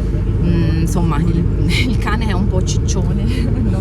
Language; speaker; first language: Italian; native; Italian